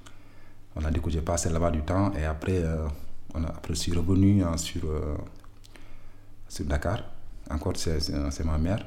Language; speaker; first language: French; non-native, local second language; Wolof